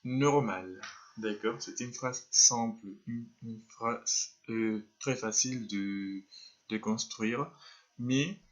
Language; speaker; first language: French; non-native, fluent; Spanish